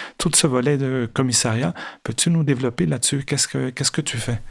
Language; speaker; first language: French; non-native, fluent; Spanish